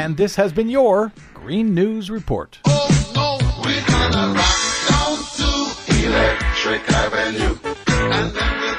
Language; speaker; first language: English; native; English